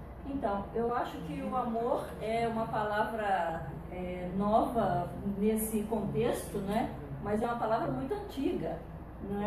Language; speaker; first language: Portuguese; native; Portuguese